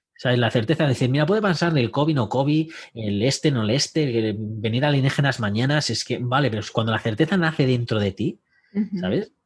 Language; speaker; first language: Spanish; native; Spanish